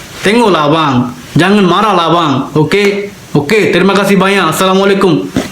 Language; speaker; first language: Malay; non-native, learner; Bangla